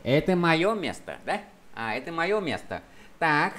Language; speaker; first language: Russian; non-native, fluent; Vietnamese